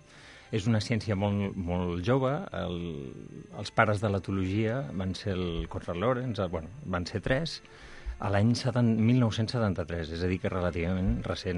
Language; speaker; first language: Catalan; native; Catalan